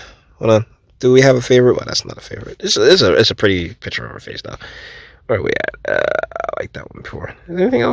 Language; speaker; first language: English; native; English